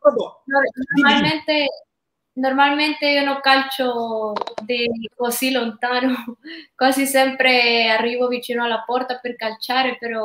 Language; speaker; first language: Italian; non-native, learner; Spanish